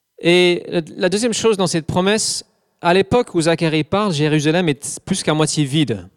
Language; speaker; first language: French; non-native, fluent; English